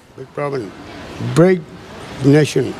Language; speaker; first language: English; non-native, learner; Burmese